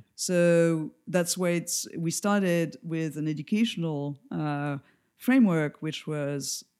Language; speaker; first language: English; non-native, fluent; French